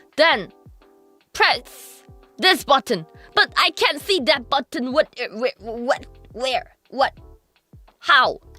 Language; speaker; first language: English; non-native, learner; Korean